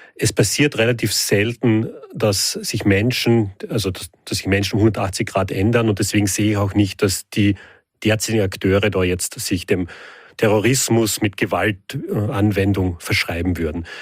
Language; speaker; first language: German; native; German